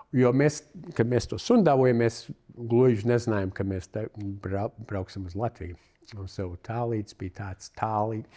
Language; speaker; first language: Latvian; early bilingual, heritage; Latvian